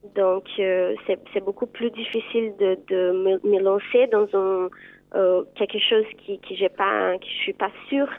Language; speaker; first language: French; non-native, fluent; Portuguese